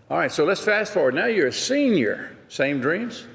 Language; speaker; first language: English; native; English